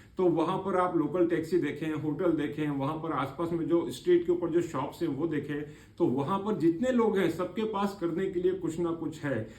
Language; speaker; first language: Hindi; native; Hindi